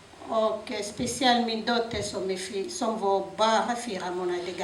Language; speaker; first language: Swedish; non-native, fluent; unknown